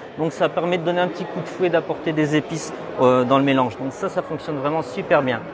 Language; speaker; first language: French; native; French